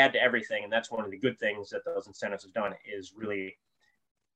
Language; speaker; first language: English; native; English